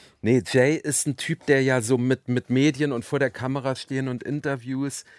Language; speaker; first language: German; native; German